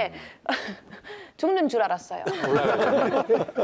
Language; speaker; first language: Korean; non-native, learner; English